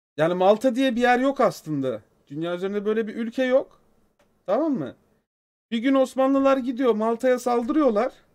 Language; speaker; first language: Turkish; native; Turkish